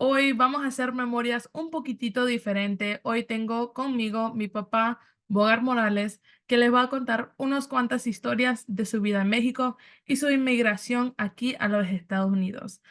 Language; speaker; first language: Spanish; early bilingual, other home language; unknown